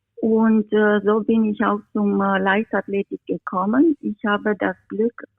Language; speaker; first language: German; non-native, fluent; Romanian